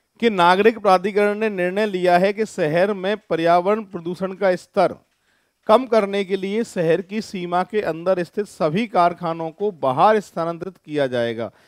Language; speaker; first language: Hindi; native; Hindi